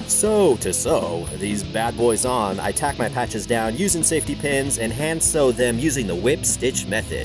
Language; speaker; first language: English; native; English